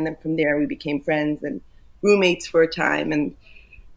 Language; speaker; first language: English; early bilingual, other home language; Yiddish